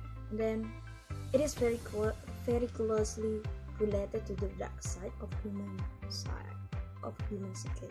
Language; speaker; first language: English; non-native, learner; Indonesian